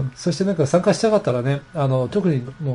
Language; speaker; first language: Japanese; non-native, fluent; English